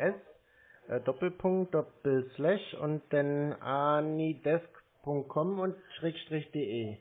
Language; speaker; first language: German; native; German